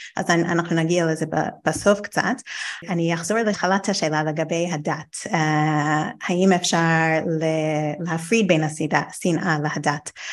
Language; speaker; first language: Hebrew; non-native, fluent; English